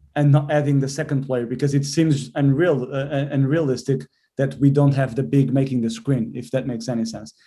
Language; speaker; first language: English; non-native, fluent; Portuguese